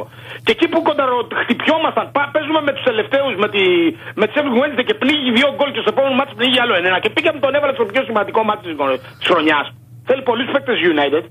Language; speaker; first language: Greek; native; Greek